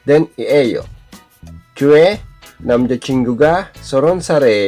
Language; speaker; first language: Korean; non-native, learner; Filipino